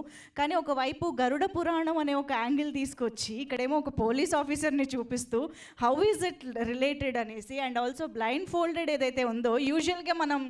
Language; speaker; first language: Telugu; native; Telugu